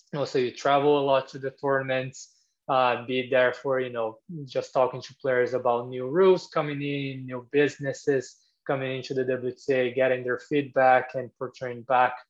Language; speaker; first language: English; non-native, fluent; Portuguese